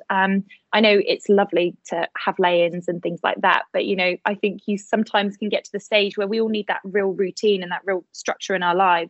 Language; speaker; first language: English; native; English